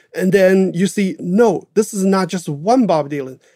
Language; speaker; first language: English; non-native, fluent; Chinese